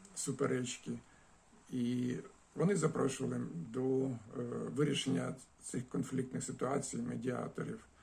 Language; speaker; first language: Ukrainian; native; Ukrainian